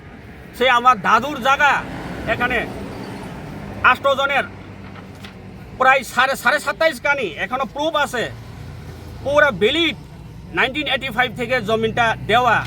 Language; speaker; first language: Bangla; non-native, local second language; Kok Borok